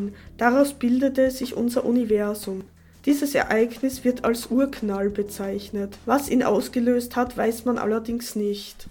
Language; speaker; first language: German; native; German